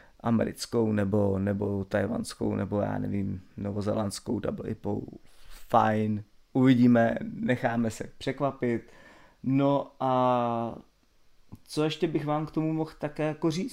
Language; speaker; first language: Czech; native; Czech